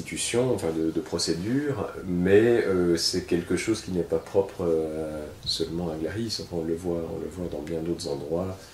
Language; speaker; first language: French; native; French